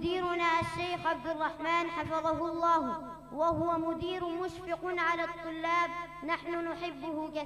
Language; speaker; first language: Arabic; non-native, learner; Pashto